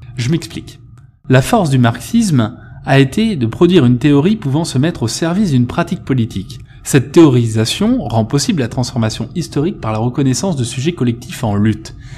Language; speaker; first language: French; native; French